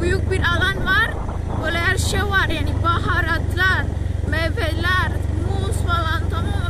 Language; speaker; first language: Turkish; non-native, learner; Javanese